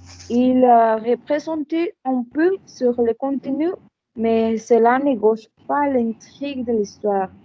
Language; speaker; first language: French; non-native, learner; Spanish